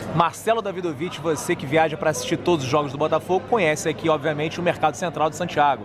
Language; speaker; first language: Portuguese; native; Portuguese